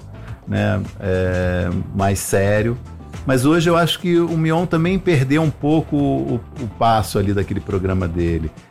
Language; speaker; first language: Portuguese; native; Portuguese